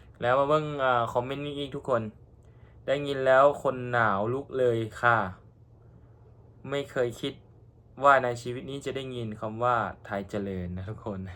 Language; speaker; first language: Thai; non-native, local second language; Northeastern Thai